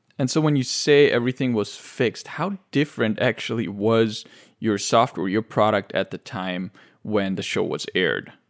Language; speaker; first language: English; native; English